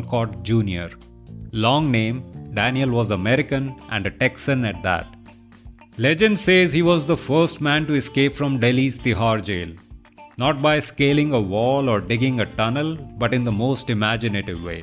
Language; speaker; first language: English; non-native, local second language; Hindi